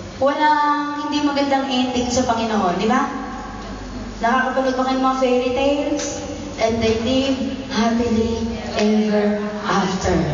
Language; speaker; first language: Filipino; native; Filipino